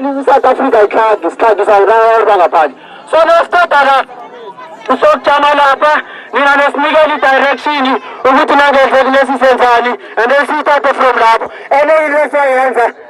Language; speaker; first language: Zulu; non-native, local second language; South Ndebele